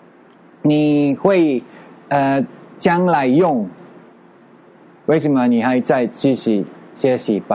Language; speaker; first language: Chinese; non-native, learner; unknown